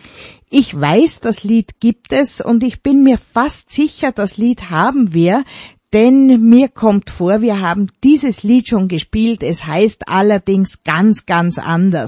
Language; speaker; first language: German; native; German